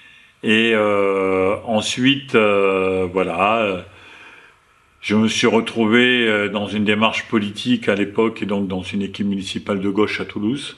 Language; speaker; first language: French; native; French